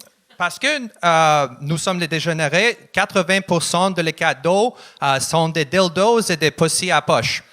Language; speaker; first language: French; non-native, learner; Russian